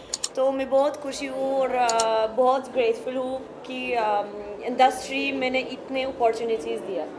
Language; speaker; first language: Hindi; non-native, learner; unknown